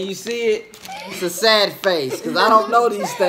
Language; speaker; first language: English; native; English